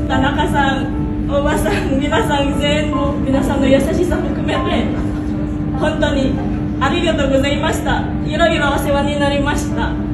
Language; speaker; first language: Japanese; non-native, fluent; Indonesian